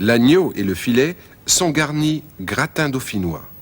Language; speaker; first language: French; non-native, fluent; English